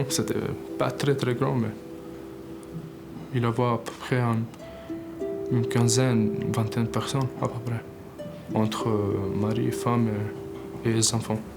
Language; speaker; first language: French; non-native, learner; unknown